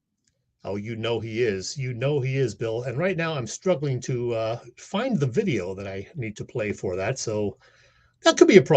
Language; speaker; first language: English; native; English